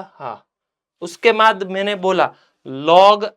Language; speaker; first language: Hindi; non-native, local second language; Gujarati